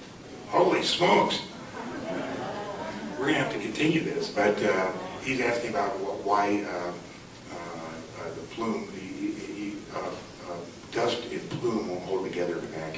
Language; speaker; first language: English; native; English